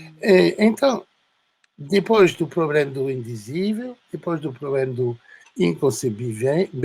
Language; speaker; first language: Portuguese; non-native, fluent; French